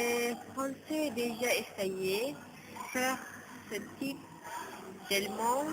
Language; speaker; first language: French; non-native, learner; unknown